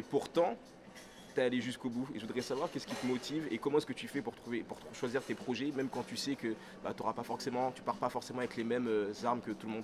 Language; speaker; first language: French; native; French